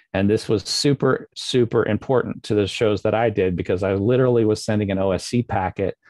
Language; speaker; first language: English; native; English